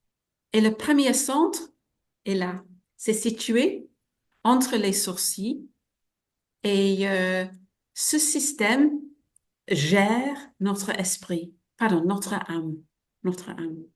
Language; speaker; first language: French; non-native, fluent; English